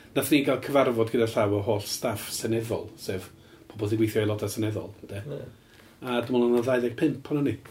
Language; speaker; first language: Welsh; native; Welsh